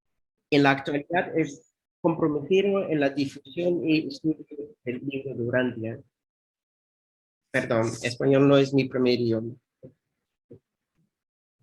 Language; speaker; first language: Spanish; non-native, fluent; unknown